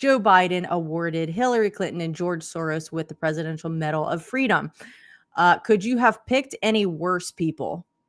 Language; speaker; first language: English; native; English